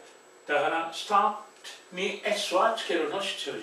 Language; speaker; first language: Japanese; non-native, fluent; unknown